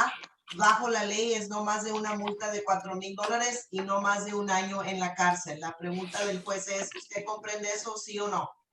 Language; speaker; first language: Spanish; native; Spanish